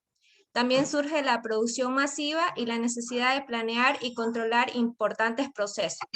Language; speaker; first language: Spanish; native; Spanish